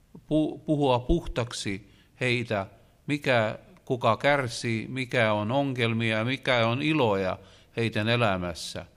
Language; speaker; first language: Finnish; non-native, learner; Russian